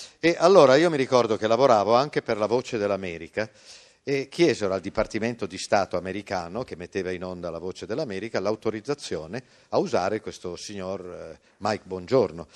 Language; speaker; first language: Italian; early bilingual, heritage; Italian